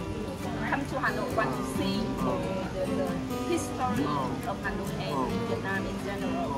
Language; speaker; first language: English; non-native, fluent; Vietnamese